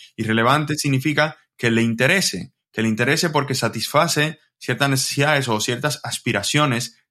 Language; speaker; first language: Spanish; native; Spanish